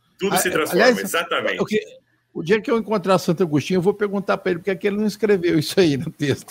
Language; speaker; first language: Portuguese; native; Portuguese